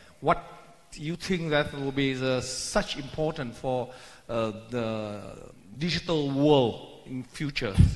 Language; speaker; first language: English; non-native, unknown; Vietnamese